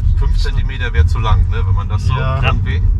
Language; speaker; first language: German; native; German